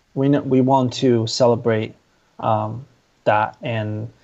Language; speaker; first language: English; non-native, fluent; Italian